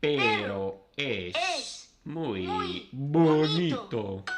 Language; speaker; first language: Spanish; non-native, learner; English